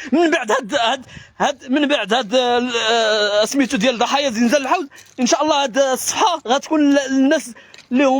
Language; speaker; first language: Arabic; native; Arabic